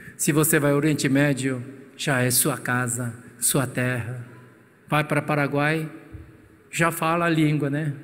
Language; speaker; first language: Portuguese; non-native, fluent; Korean